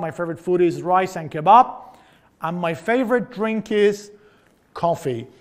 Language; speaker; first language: English; non-native, fluent; Persian